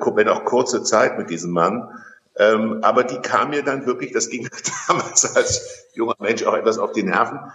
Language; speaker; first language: German; native; German